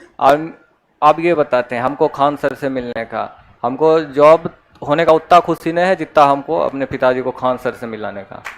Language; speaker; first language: Hindi; native; Hindi